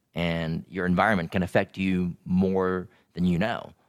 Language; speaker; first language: English; non-native, local second language; Filipino